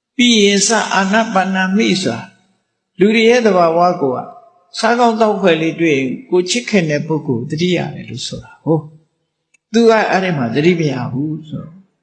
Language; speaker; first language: Burmese; native; Burmese